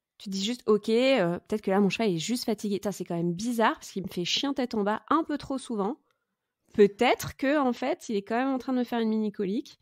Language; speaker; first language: French; native; French